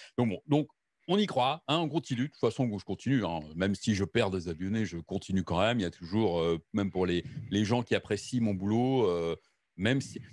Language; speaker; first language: French; native; French